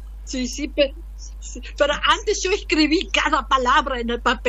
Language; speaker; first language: Spanish; non-native, learner; German